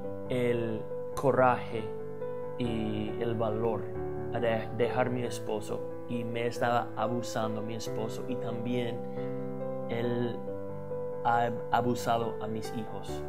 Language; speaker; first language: Spanish; non-native, fluent; English